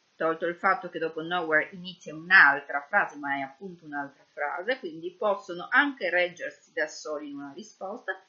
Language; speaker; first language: Italian; native; Italian